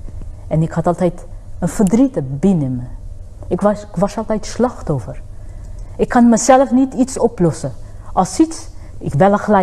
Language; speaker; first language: Dutch; non-native, fluent; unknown